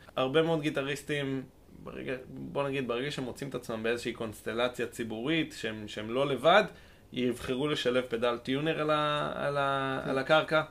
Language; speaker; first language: Hebrew; native; Hebrew